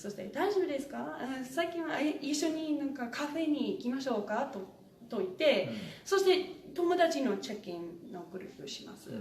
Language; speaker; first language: Japanese; non-native, learner; English